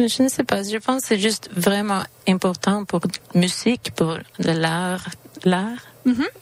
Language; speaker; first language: French; non-native, learner; Swedish